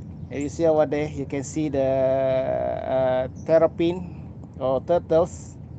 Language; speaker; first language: English; non-native, local second language; Malay